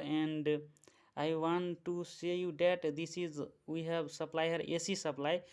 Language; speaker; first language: English; non-native, local second language; Nepali